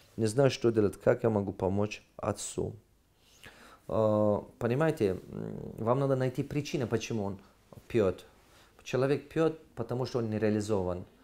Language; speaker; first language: Russian; non-native, local second language; Tajik